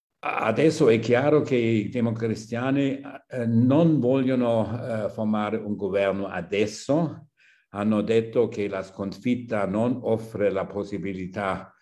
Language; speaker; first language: Italian; non-native, fluent; German